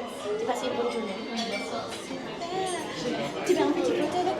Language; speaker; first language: French; non-native, learner; English